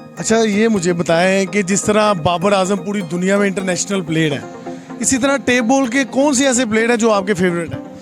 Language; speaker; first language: Urdu; non-native, local second language; Punjabi